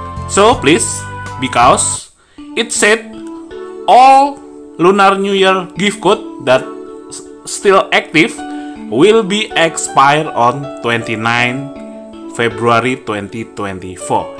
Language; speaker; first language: English; non-native, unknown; Indonesian